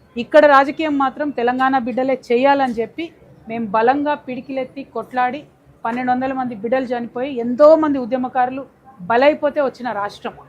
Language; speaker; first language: Telugu; native; Telugu